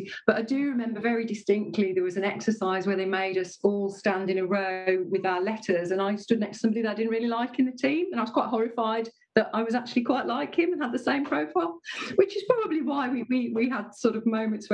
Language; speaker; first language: English; native; English